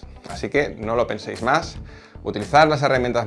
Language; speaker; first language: Spanish; native; Spanish